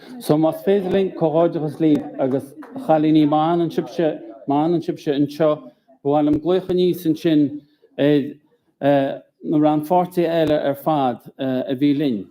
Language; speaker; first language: Irish; native; Irish